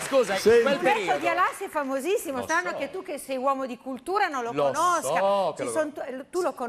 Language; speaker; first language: Italian; native; Italian